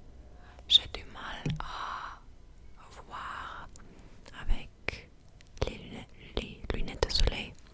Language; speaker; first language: French; non-native, fluent; English